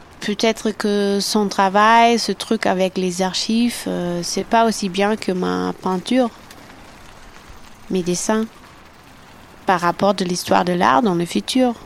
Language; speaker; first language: French; non-native, fluent; German